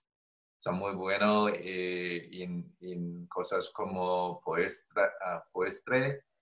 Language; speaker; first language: Spanish; non-native, learner; Chinese